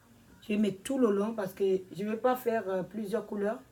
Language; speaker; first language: French; non-native, learner; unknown